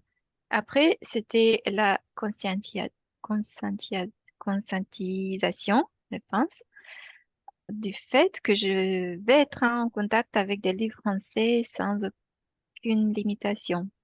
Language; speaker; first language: French; non-native, fluent; Romanian